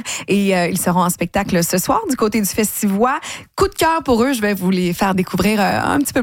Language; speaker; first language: French; native; French